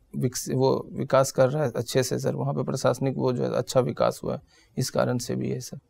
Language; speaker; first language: Hindi; native; Hindi